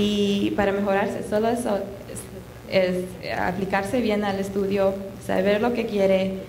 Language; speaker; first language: Spanish; early bilingual, heritage; Spanish